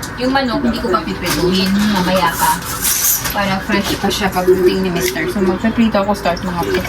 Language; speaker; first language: Filipino; non-native, local second language; Cebuano